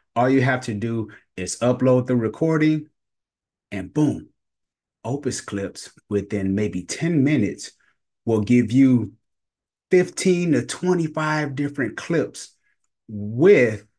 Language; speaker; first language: English; native; English